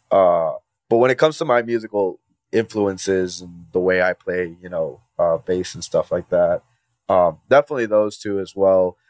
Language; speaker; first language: English; non-native, fluent; Spanish